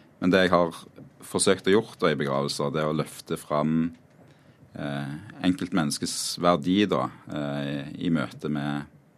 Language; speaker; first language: Norwegian; native; Norwegian